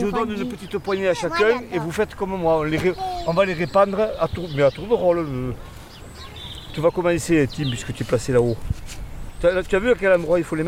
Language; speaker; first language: French; native; French